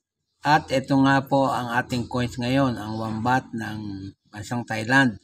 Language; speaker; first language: Filipino; native; Filipino